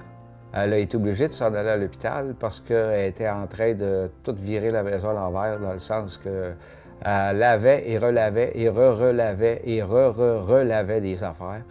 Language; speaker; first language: French; native; French